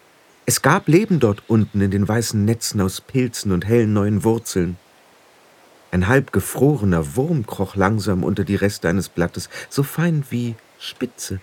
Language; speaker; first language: German; native; German